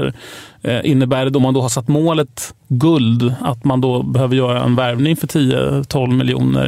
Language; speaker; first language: Swedish; native; Swedish